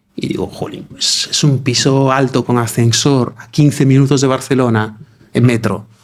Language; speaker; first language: Spanish; non-native, fluent; Italian